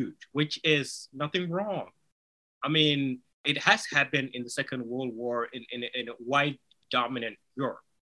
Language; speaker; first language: English; non-native, fluent; Somali